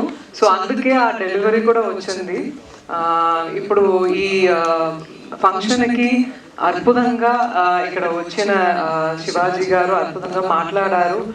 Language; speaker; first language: Telugu; non-native, learner; Tamil